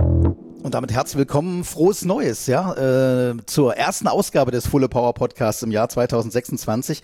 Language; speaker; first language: German; native; German